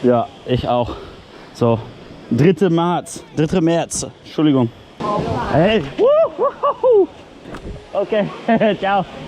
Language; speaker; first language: German; non-native, learner; English